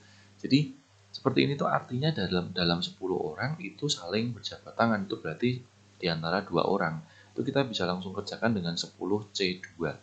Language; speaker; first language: Indonesian; native; Indonesian